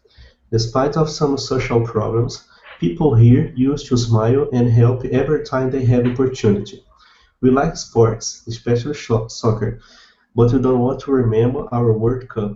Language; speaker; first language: English; non-native, learner; Portuguese